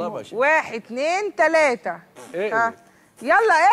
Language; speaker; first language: Arabic; native; Arabic